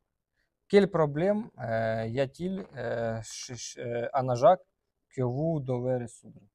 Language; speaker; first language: French; non-native, learner; Russian